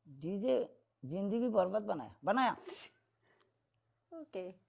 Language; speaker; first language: Hindi; non-native, learner; Bangla